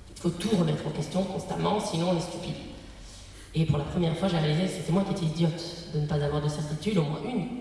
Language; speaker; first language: French; native; French